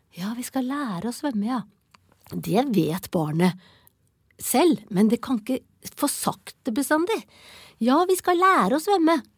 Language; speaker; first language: Norwegian; native; Norwegian